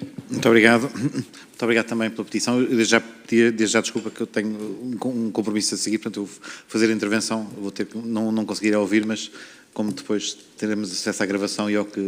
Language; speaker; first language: Portuguese; native; Portuguese